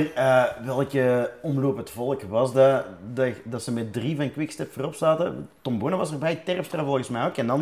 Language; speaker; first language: Dutch; native; Dutch